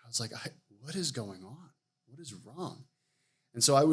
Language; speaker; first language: English; native; English